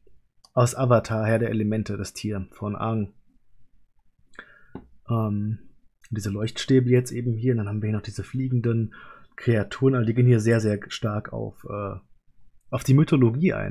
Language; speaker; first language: German; native; German